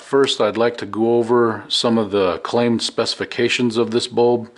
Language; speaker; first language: English; native; English